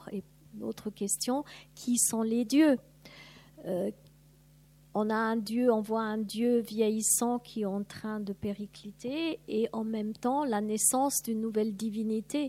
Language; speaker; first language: French; non-native, fluent; German